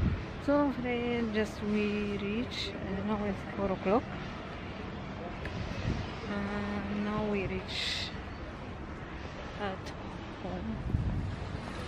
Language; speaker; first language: English; non-native, learner; Arabic